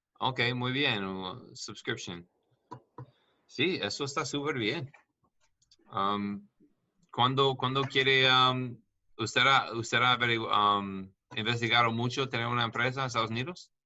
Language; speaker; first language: Spanish; non-native, learner; English